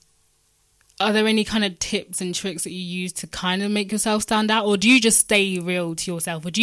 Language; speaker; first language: English; native; English